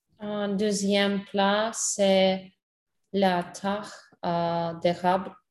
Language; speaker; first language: French; non-native, learner; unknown